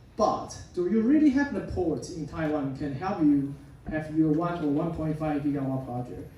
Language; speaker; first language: English; non-native, fluent; Chinese